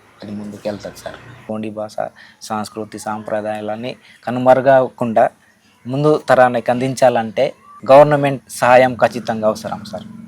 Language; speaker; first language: Telugu; non-native, local second language; Gondi